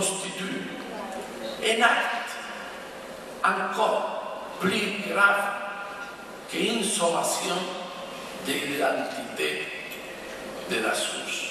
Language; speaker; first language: French; non-native, fluent; Spanish